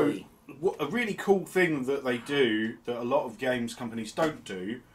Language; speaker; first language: English; native; English